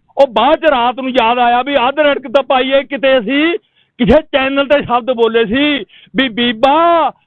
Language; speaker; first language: Punjabi; native; Punjabi